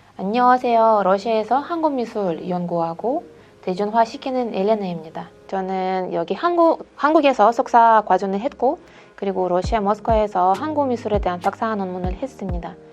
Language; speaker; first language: Korean; non-native, fluent; Russian